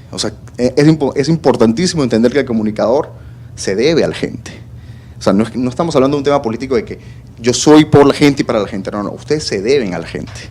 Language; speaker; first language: Spanish; native; Spanish